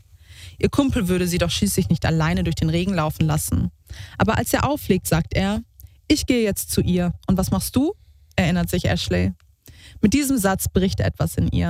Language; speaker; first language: German; native; German